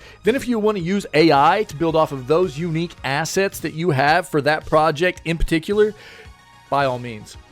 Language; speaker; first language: English; native; English